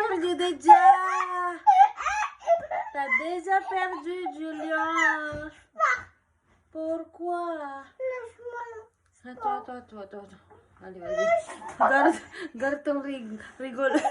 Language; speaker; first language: French; non-native, learner; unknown